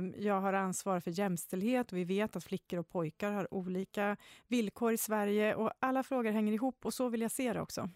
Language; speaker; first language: Swedish; native; Swedish